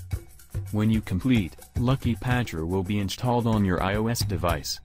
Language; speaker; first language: English; non-native, learner; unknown